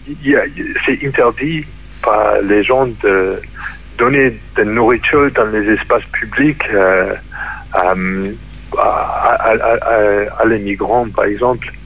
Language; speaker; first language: French; non-native, fluent; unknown